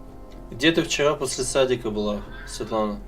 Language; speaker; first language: Russian; native; Russian